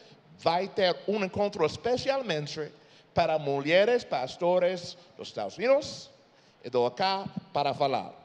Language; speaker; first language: Portuguese; non-native, fluent; English